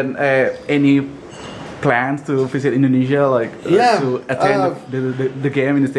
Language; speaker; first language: English; non-native, fluent; Indonesian